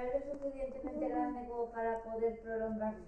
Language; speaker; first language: Spanish; native; Spanish